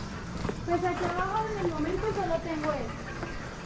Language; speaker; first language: Spanish; native; Spanish